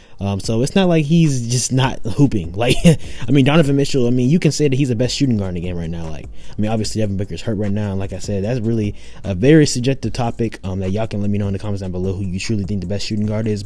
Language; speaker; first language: English; native; English